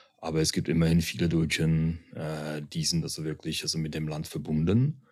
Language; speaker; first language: German; early bilingual, heritage; Czech